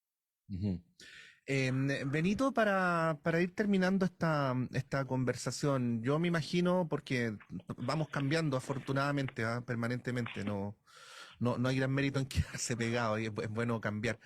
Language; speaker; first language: Spanish; native; Spanish